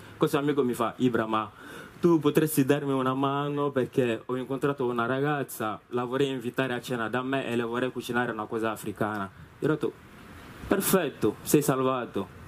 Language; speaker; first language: Italian; non-native, fluent; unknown